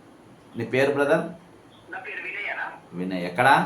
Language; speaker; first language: Telugu; native; Telugu